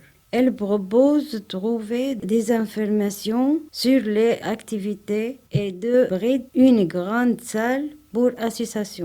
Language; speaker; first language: French; non-native, learner; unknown